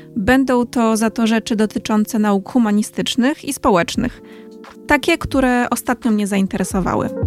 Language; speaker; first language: Polish; native; Polish